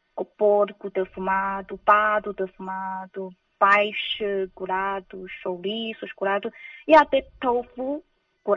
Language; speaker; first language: Portuguese; non-native, fluent; Chinese